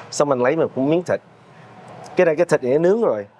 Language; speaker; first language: Vietnamese; early bilingual, heritage; Vietnamese